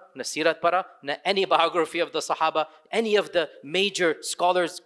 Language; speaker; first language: Urdu; early bilingual, other home language; English